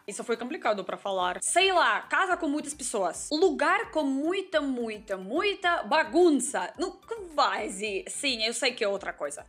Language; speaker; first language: Portuguese; non-native, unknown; Russian